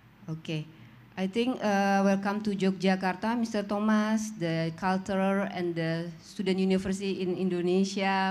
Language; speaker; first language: English; non-native, learner; Indonesian